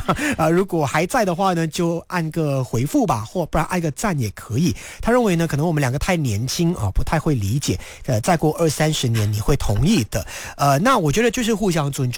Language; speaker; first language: Chinese; native; Chinese